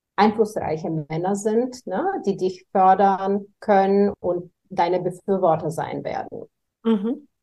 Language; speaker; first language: German; non-native, fluent; Bulgarian